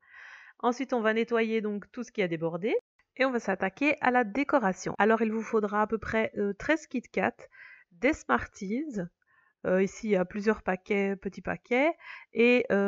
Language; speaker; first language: French; native; French